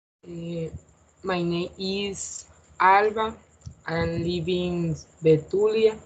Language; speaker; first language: English; non-native, learner; Spanish